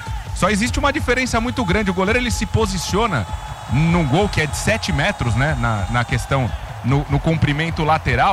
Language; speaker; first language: Portuguese; native; Portuguese